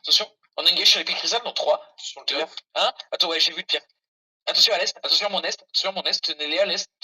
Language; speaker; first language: French; native; French